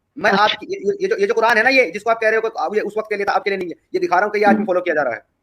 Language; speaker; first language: Urdu; native; Urdu